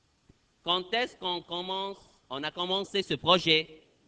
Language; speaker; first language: French; non-native, fluent; Arabic